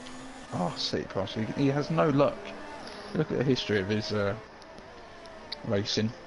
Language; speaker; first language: English; native; English